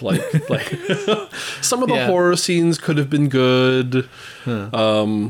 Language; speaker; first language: English; native; English